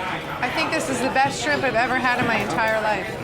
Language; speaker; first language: English; native; English